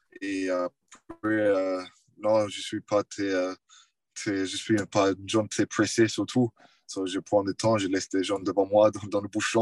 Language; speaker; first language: French; non-native, fluent; English